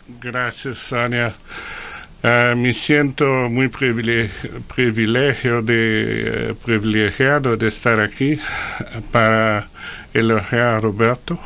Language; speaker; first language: Spanish; non-native, fluent; French